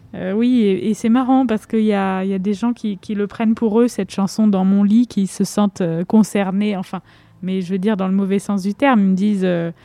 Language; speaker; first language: French; native; French